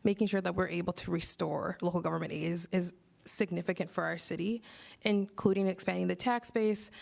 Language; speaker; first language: English; native; English